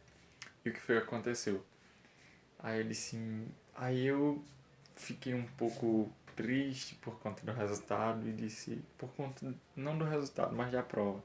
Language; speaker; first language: Portuguese; native; Portuguese